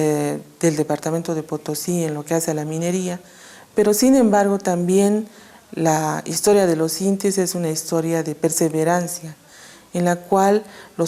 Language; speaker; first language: Spanish; native; Spanish